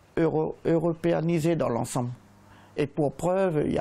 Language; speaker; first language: French; native; French